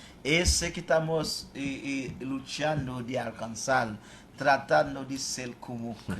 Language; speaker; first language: Spanish; non-native, fluent; Haitian Creole